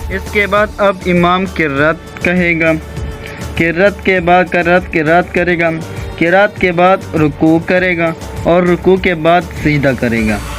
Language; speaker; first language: Urdu; non-native, local second language; Pashto